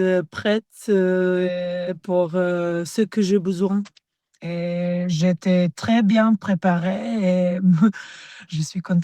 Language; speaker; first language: French; non-native, learner; Serbian